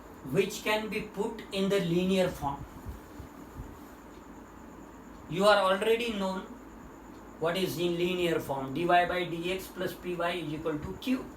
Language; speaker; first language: English; non-native, local second language; Marathi